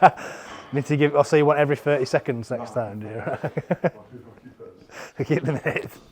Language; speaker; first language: English; native; English